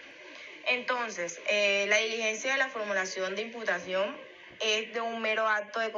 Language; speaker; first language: Spanish; native; Spanish